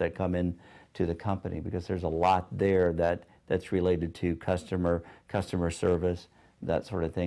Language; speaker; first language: English; native; English